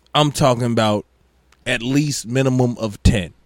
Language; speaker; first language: English; native; English